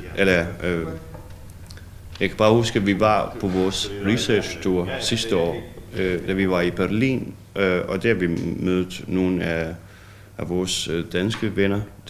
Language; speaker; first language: Danish; non-native, learner; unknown